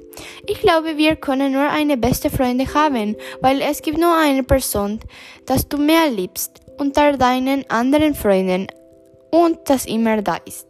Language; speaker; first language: German; non-native, learner; English